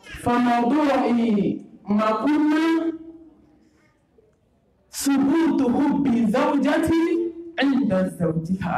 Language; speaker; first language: Arabic; non-native, fluent; Dyula